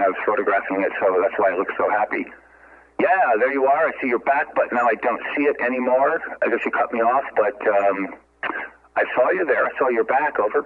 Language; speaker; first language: English; native; English